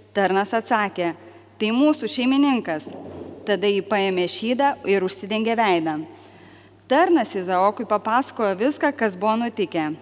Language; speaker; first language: Lithuanian; native; Lithuanian